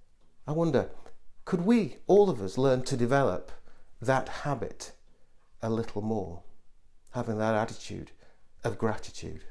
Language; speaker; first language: English; native; English